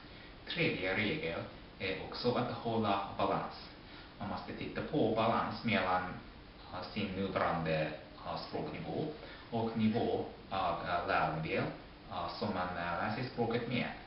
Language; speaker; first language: Swedish; non-native, fluent; Japanese